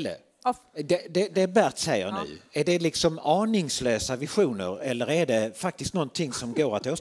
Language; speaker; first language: Swedish; native; Swedish